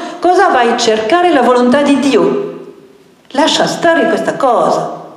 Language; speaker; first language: Italian; non-native, fluent; French